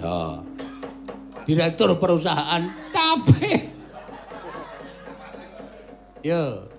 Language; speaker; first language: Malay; non-native, local second language; Javanese